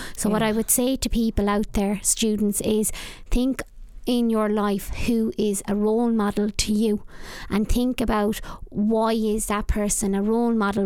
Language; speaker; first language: English; native; English